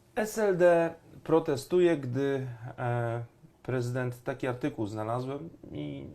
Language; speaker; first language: Polish; native; Polish